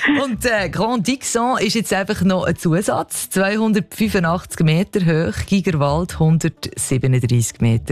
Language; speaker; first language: German; native; German